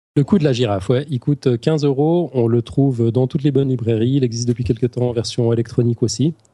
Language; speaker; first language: French; native; French